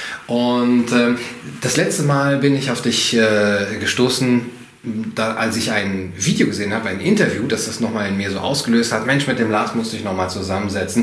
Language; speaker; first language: German; native; German